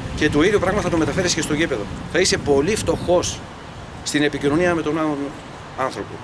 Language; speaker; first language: Greek; early bilingual, heritage; Greek